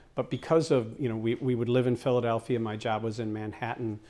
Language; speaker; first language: English; native; English